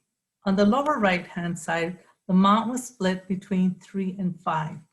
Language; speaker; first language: English; native; English